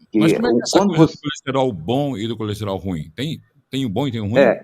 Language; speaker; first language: Portuguese; native; Portuguese